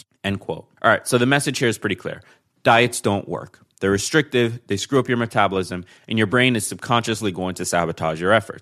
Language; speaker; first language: English; native; English